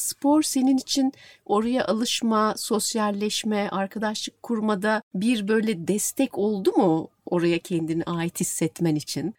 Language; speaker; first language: Turkish; native; Turkish